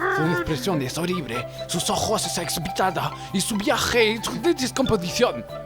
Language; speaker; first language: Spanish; non-native, learner; French